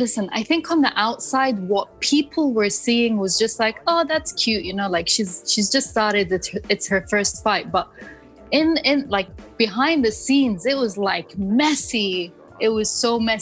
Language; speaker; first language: English; native; English